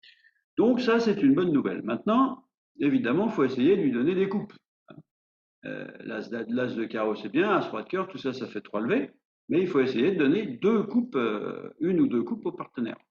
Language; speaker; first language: French; native; French